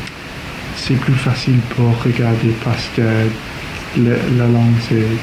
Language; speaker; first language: French; non-native, learner; English